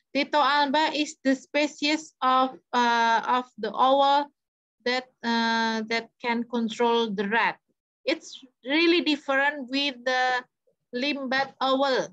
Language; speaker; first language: English; non-native, fluent; Indonesian